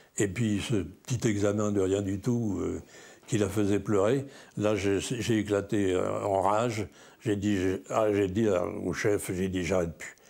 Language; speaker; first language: French; native; French